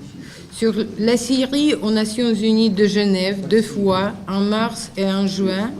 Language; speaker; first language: French; non-native, fluent; Russian